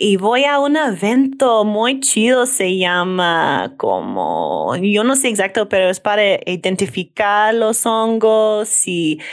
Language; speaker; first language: Spanish; non-native, learner; English